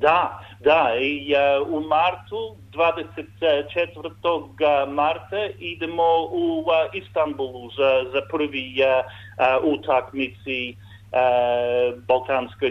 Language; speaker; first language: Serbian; non-native, learner; English